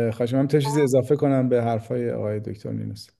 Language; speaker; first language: Persian; native; Persian